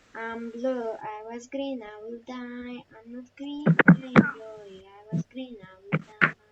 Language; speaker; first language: English; non-native, learner; Polish